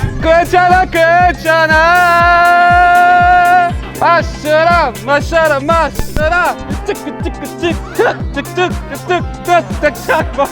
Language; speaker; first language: Korean; non-native, learner; French